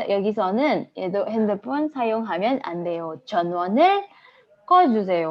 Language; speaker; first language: Korean; non-native, fluent; Indonesian